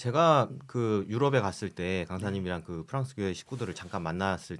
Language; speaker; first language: Korean; native; Korean